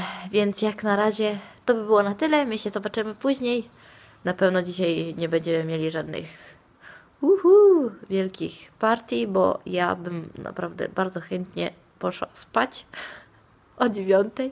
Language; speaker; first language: Polish; non-native, fluent; Italian